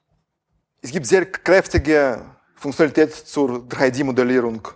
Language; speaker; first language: German; non-native, fluent; Russian